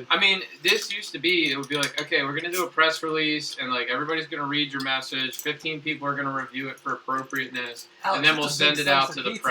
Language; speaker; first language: English; native; English